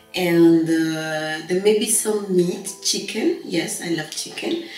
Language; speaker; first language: English; non-native, fluent; Spanish